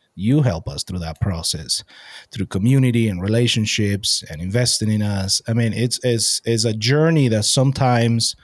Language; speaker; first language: English; non-native, fluent; Spanish